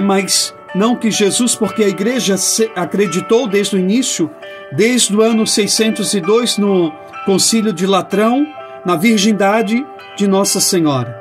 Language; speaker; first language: Portuguese; native; Portuguese